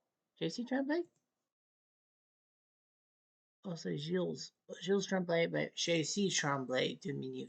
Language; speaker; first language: French; non-native, learner; English